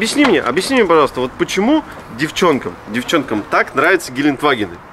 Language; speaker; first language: Russian; native; Russian